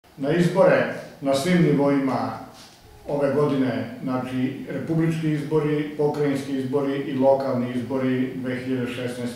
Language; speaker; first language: Serbian; native; Serbian